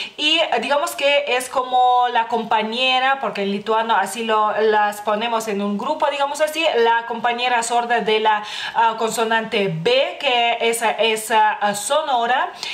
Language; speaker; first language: Spanish; non-native, fluent; Lithuanian